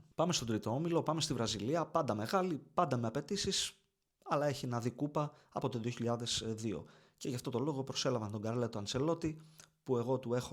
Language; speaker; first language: Greek; native; Greek